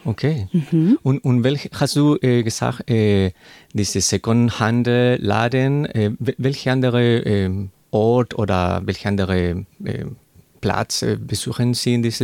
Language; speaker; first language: German; non-native, learner; Spanish